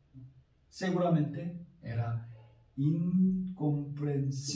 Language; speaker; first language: Spanish; non-native, fluent; Korean